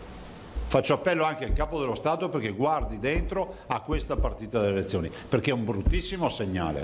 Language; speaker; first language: Italian; native; Italian